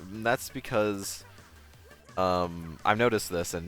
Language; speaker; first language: English; native; English